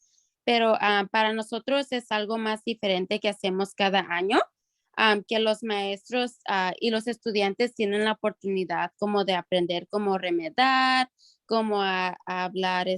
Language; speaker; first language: Spanish; early bilingual, other home language; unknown